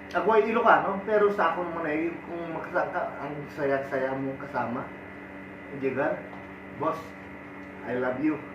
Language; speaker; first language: Filipino; non-native, local second language; Iloko